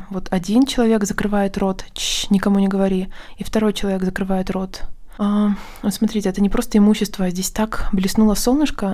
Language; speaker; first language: Russian; native; Russian